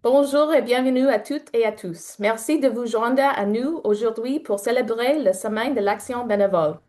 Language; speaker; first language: French; non-native, local second language; English